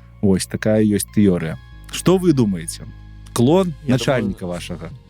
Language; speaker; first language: Belarusian; non-native, local second language; Russian